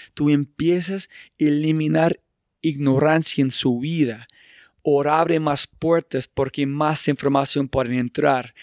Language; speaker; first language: Spanish; non-native, fluent; English